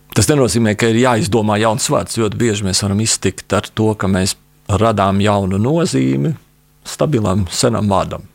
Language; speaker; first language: Latvian; native; Latvian